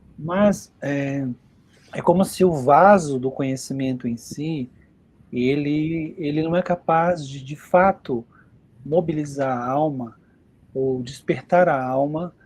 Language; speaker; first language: Portuguese; native; Portuguese